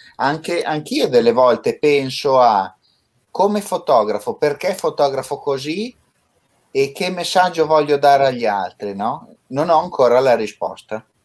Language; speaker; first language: Italian; native; Italian